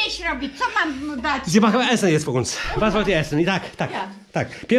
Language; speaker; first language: German; non-native, fluent; Polish